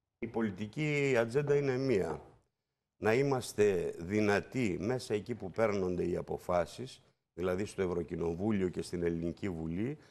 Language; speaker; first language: Greek; native; Greek